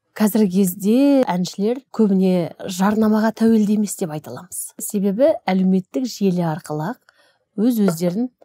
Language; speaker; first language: Kazakh; native; Kazakh